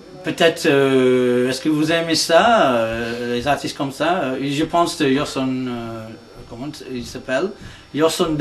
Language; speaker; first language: French; non-native, fluent; English